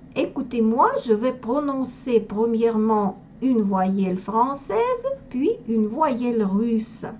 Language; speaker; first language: French; non-native, fluent; Russian